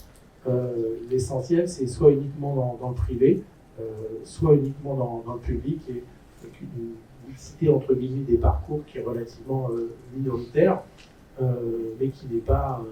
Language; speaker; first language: French; native; French